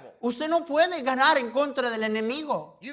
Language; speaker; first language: Spanish; non-native, fluent; English